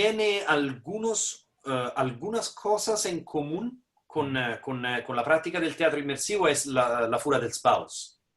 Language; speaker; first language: Spanish; non-native, fluent; Italian